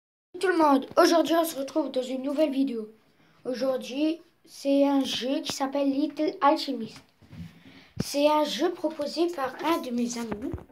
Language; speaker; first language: French; native; French